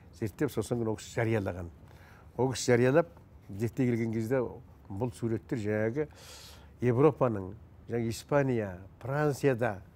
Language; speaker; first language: Kazakh; native; Kazakh